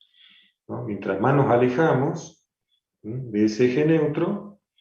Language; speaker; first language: Spanish; native; Spanish